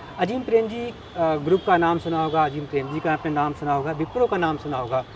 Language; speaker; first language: Hindi; native; Hindi